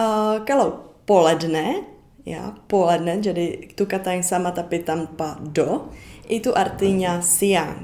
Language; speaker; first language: Indonesian; non-native, fluent; Czech